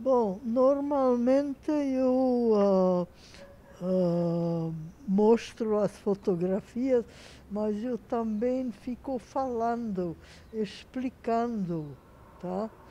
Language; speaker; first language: Portuguese; non-native, fluent; Hungarian